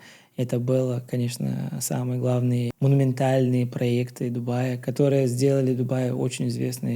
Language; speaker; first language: Russian; non-native, learner; Bulgarian